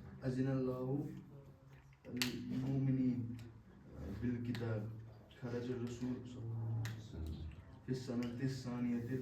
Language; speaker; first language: Arabic; non-native, learner; Urdu